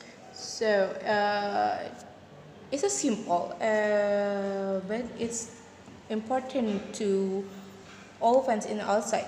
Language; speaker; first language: English; non-native, learner; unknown